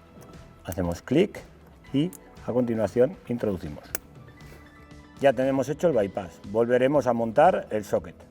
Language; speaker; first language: Spanish; native; Spanish